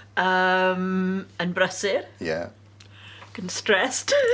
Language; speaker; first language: Welsh; non-native, learner; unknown